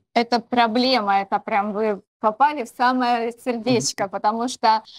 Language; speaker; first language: Russian; native; Russian